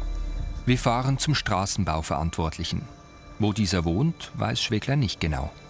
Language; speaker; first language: German; native; German